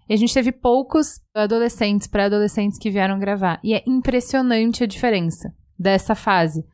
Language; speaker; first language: Portuguese; native; Portuguese